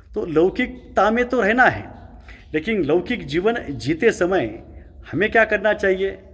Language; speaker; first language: Hindi; non-native, local second language; Marathi